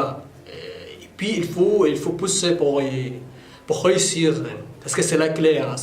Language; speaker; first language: French; non-native, fluent; Tigrinya